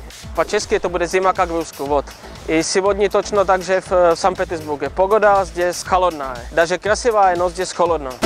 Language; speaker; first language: Russian; non-native, learner; Czech